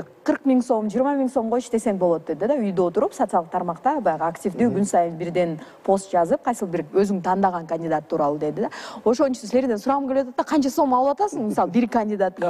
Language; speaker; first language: Kyrgyz; native; Kyrgyz